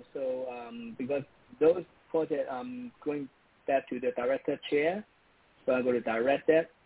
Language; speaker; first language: English; non-native, local second language; Cantonese